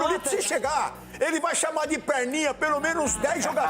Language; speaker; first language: Portuguese; native; Portuguese